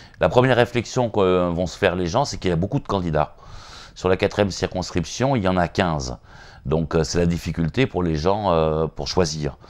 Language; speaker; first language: French; native; French